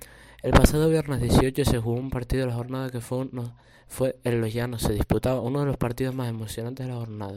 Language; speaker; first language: Spanish; native; Spanish